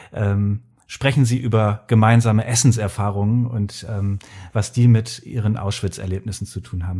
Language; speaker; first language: German; native; German